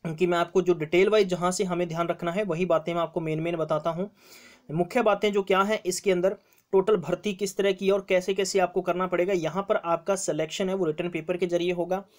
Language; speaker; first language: Hindi; non-native, local second language; Punjabi